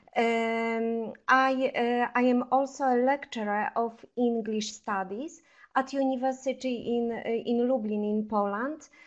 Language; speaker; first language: English; non-native, fluent; Polish